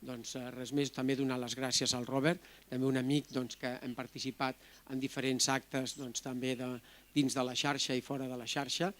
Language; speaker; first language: Catalan; native; Catalan